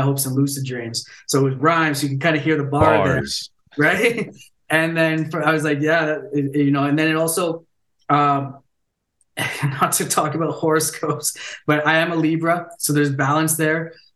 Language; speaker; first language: English; native; English